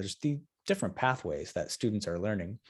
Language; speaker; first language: English; native; English